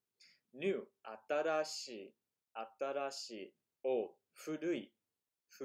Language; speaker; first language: Japanese; non-native, fluent; English